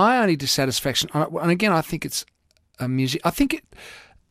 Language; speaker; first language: English; native; English